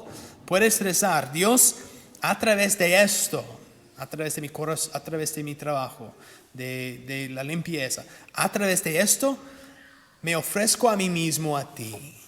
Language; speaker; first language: Spanish; non-native, fluent; English